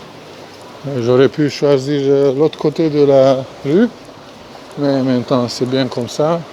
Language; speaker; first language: French; non-native, fluent; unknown